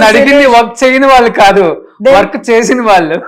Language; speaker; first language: Telugu; native; Telugu